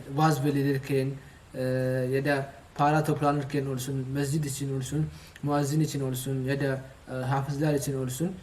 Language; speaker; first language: Turkish; non-native, fluent; Oromo